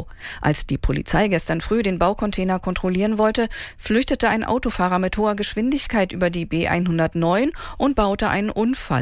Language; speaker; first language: German; native; German